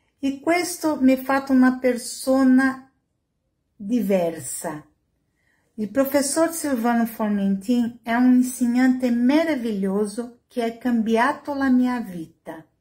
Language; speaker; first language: Italian; non-native, learner; Portuguese